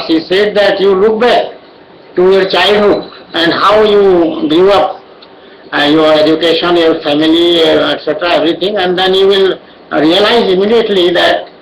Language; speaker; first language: English; non-native, local second language; Odia